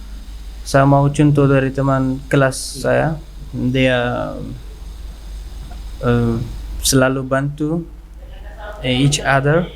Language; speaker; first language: Indonesian; non-native, learner; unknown